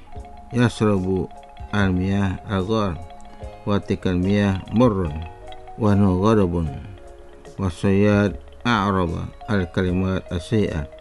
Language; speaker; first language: Arabic; non-native, fluent; Indonesian